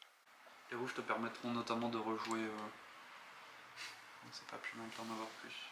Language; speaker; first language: French; native; French